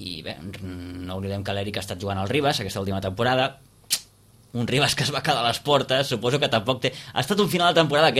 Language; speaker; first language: Catalan; native; Catalan